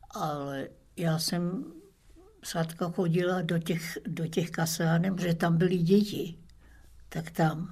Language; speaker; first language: Czech; early bilingual, other home language; German